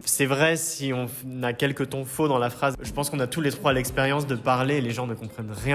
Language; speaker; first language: French; native; French